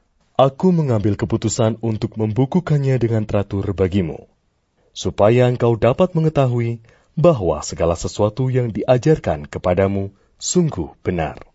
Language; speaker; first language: Indonesian; native; Indonesian